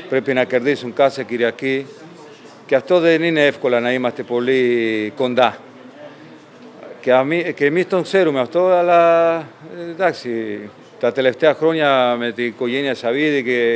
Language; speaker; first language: Greek; non-native, fluent; Spanish